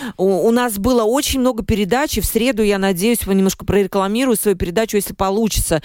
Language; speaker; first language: Russian; native; Russian